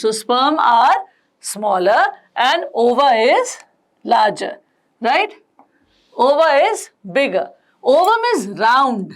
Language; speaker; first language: English; non-native, local second language; Hindi